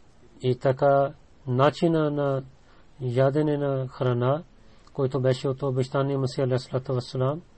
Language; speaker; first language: Bulgarian; non-native, learner; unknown